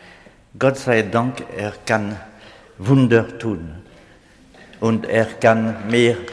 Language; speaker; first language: German; non-native, learner; French